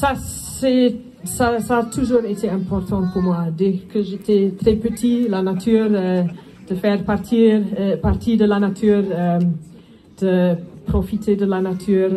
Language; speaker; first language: French; non-native, fluent; Afrikaans